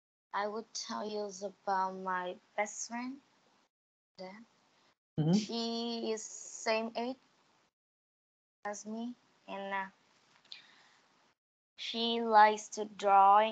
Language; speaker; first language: English; non-native, learner; Vietnamese